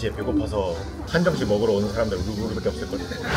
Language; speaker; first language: Korean; native; Korean